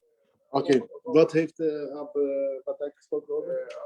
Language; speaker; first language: Dutch; non-native, learner; English